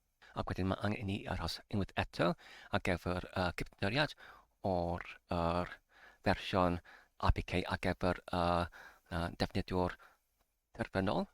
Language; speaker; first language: Welsh; non-native, learner; English